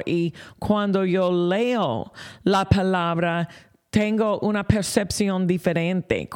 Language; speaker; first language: Spanish; non-native, fluent; English